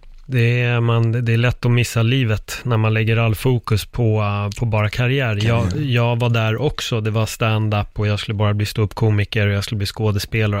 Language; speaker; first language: Swedish; native; Swedish